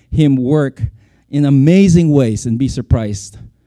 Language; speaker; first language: English; non-native, local second language; Filipino